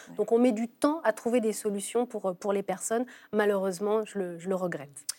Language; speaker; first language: French; native; French